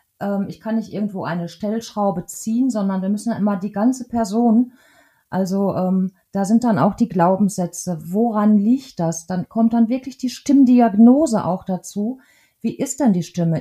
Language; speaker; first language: German; native; German